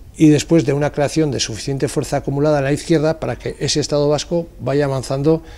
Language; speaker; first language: Spanish; native; Spanish